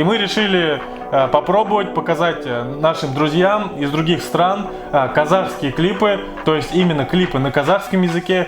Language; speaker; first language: Russian; native; Russian